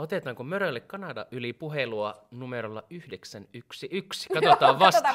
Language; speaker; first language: Finnish; native; Finnish